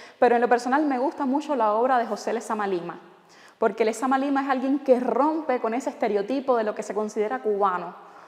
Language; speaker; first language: Spanish; native; Spanish